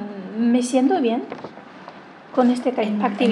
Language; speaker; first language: Spanish; non-native, learner; Chinese